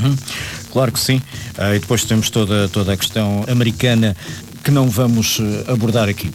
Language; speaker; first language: Portuguese; native; Portuguese